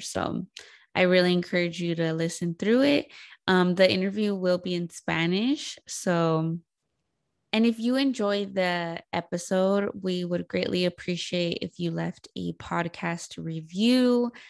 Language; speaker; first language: English; early bilingual, other home language; Spanish